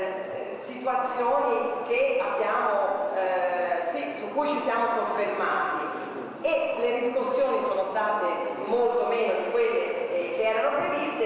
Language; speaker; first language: Italian; native; Italian